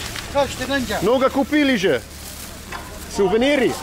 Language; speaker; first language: Russian; non-native, learner; English